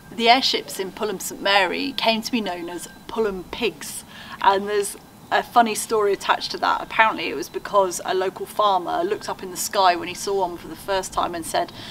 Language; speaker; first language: English; native; English